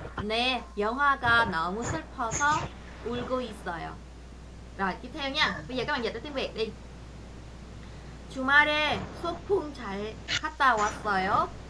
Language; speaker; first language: Korean; non-native, fluent; Vietnamese